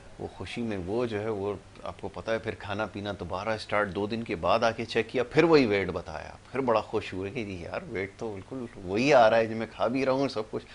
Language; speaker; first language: Urdu; native; Urdu